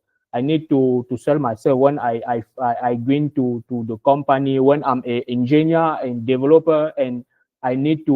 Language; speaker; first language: English; non-native, learner; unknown